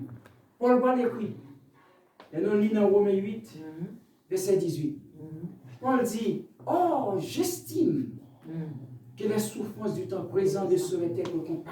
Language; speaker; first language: French; non-native, local second language; Haitian Creole